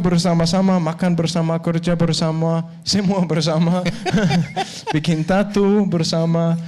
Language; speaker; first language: Indonesian; non-native, learner; Danish